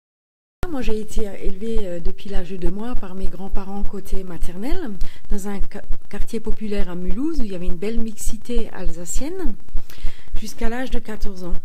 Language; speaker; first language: French; native; French